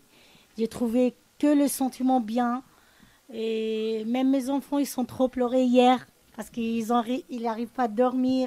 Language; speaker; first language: French; non-native, learner; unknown